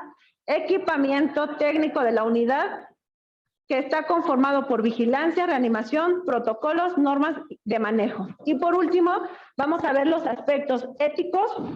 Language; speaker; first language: Spanish; native; Spanish